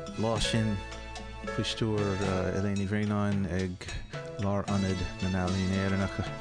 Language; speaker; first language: Irish; non-native, fluent; English